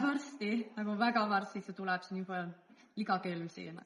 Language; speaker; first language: Estonian; early bilingual, heritage; English